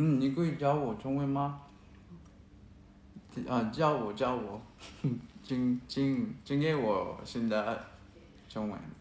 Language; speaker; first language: Chinese; non-native, learner; Japanese